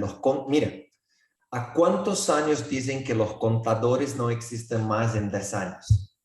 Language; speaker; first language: Spanish; non-native, fluent; Portuguese